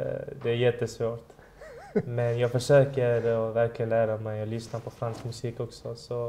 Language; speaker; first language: Swedish; early bilingual, other home language; Persian